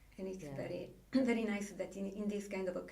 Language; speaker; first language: English; non-native, fluent; Italian